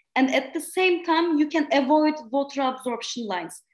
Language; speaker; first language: English; non-native, fluent; Turkish